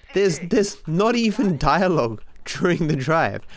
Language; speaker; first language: English; native; English